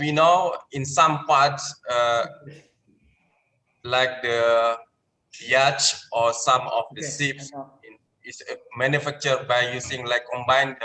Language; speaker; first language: English; non-native, learner; Indonesian